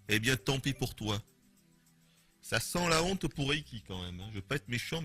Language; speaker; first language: French; native; French